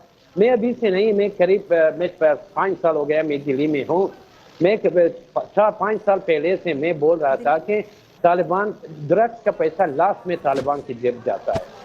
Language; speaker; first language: Hindi; non-native, fluent; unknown